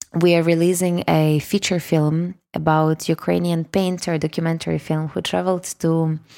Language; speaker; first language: English; non-native, fluent; Russian